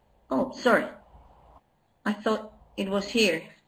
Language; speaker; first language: English; non-native, fluent; Spanish